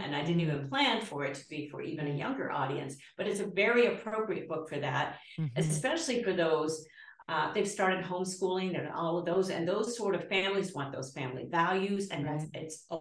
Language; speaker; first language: English; native; English